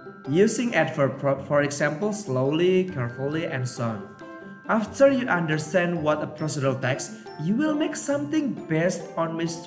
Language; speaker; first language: English; non-native, fluent; Indonesian